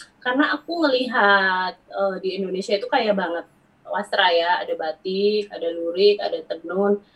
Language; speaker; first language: Indonesian; native; Indonesian